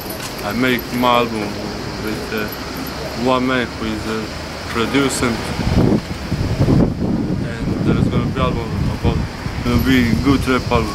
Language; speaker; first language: English; non-native, learner; Croatian